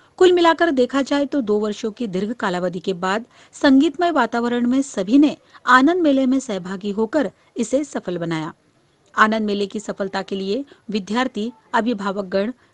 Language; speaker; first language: Hindi; non-native, local second language; Marathi